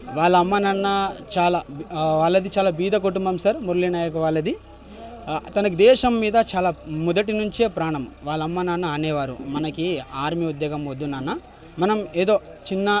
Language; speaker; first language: Telugu; non-native, local second language; Lambadi